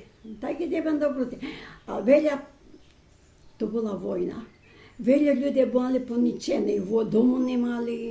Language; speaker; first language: Slovak; non-native, learner; Ukrainian